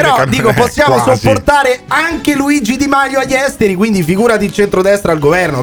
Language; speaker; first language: Italian; native; Italian